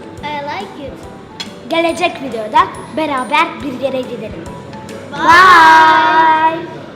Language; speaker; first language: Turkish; non-native, learner; English